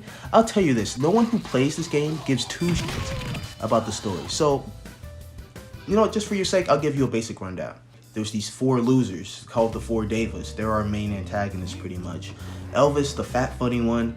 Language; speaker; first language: English; native; English